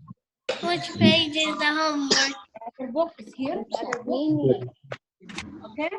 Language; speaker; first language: English; non-native, learner; Arabic